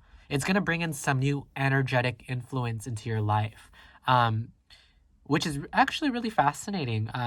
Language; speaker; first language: English; native; English